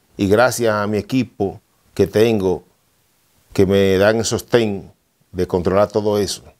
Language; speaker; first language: Spanish; native; Spanish